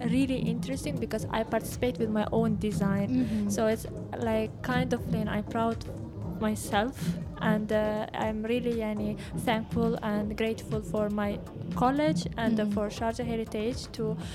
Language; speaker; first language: English; non-native, learner; Russian